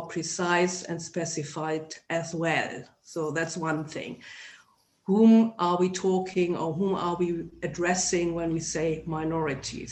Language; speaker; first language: English; non-native, fluent; German